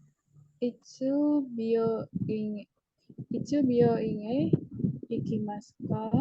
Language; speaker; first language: Japanese; non-native, learner; Indonesian